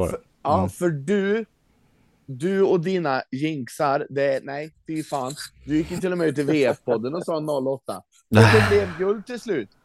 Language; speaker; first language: Swedish; native; Swedish